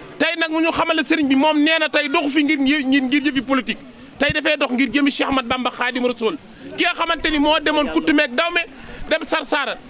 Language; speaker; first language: Wolof; native; Wolof